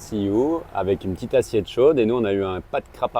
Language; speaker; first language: French; native; French